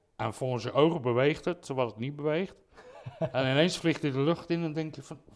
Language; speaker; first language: Dutch; non-native, fluent; English